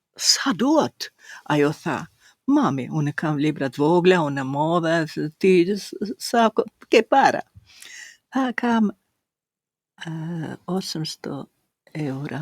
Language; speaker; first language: Albanian; non-native, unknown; Croatian